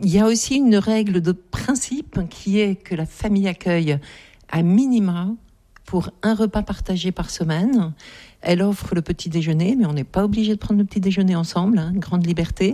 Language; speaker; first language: French; native; French